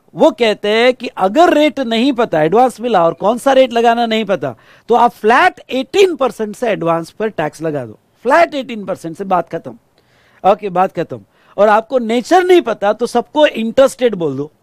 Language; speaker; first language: Hindi; non-native, local second language; Marathi